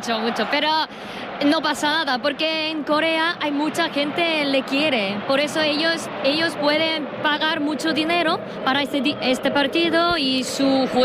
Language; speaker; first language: Spanish; non-native, learner; Korean